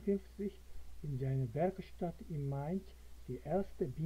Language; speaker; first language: German; non-native, learner; Korean